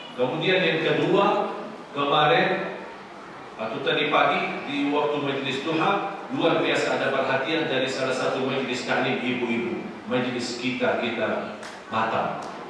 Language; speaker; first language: Indonesian; non-native, fluent; Arabic